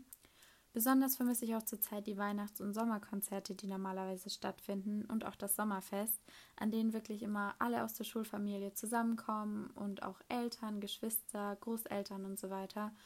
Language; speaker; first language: German; native; German